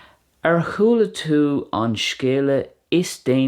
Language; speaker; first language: Irish; non-native, local second language; English